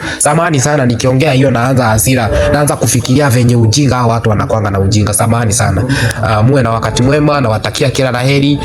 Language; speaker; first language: Swahili; non-native, local second language; Kinyarwanda